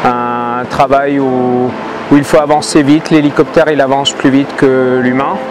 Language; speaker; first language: French; early bilingual, heritage; Finnish